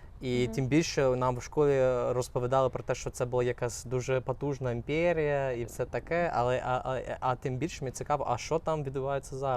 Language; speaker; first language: Ukrainian; non-native, fluent; English